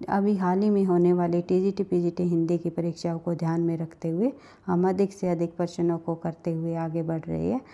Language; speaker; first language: Hindi; native; Hindi